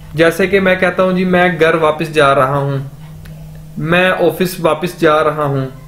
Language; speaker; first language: Urdu; non-native, local second language; Punjabi